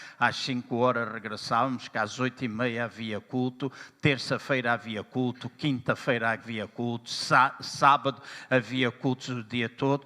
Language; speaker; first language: Portuguese; native; Portuguese